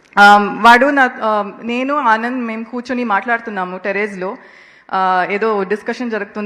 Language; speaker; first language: Telugu; non-native, local second language; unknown